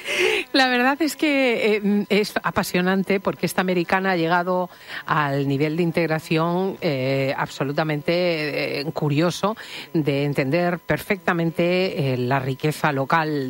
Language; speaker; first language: Spanish; native; Spanish